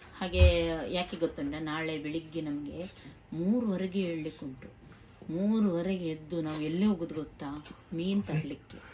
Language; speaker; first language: Kannada; native; Kannada